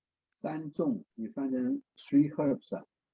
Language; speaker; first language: Chinese; native; Chinese